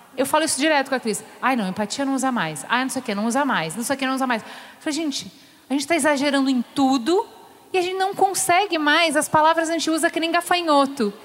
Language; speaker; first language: Portuguese; native; Portuguese